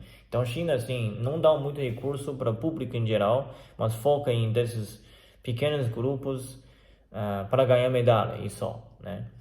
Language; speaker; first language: Portuguese; non-native, learner; Chinese